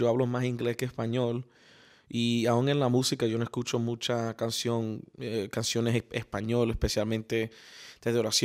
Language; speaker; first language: Spanish; early bilingual, heritage; Spanish